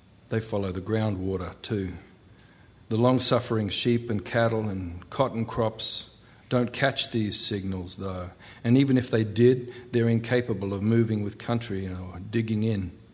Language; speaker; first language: English; native; English